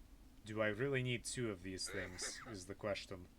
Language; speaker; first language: English; native; English